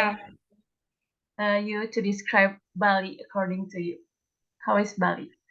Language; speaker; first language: English; non-native, learner; Indonesian